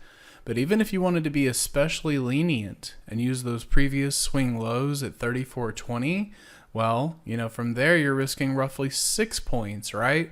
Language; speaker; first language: English; native; English